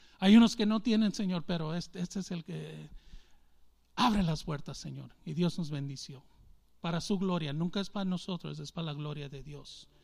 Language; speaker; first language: Spanish; early bilingual, heritage; English